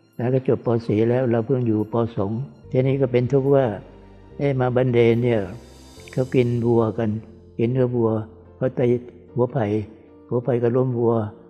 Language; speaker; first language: Thai; non-native, local second language; Vietnamese